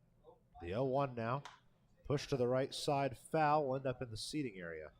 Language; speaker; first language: English; native; English